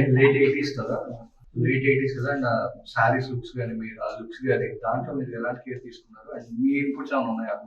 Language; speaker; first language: Telugu; native; Telugu